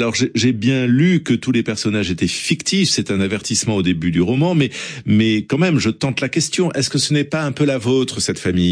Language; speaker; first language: French; native; French